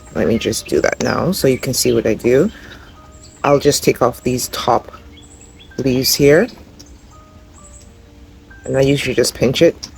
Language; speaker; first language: English; native; English